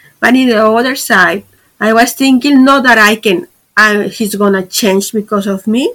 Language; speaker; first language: English; non-native, fluent; Spanish